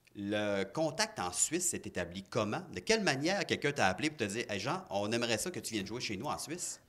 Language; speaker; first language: French; native; French